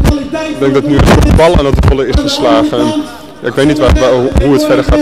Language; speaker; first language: Dutch; native; Dutch